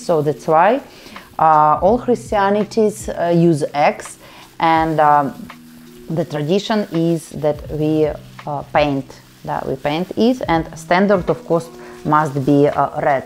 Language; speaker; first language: English; non-native, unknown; Russian